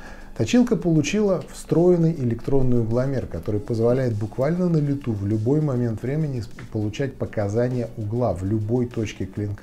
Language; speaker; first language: Russian; native; Russian